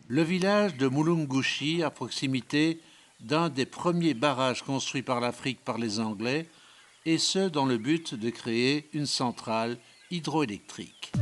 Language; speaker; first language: French; native; French